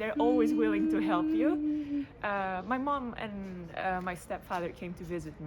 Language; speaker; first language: English; non-native, fluent; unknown